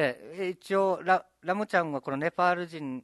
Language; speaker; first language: Japanese; native; Japanese